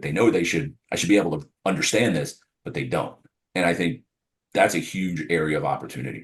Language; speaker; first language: English; native; English